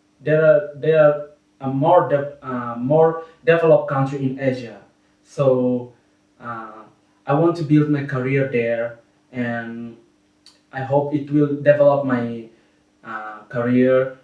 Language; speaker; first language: English; non-native, learner; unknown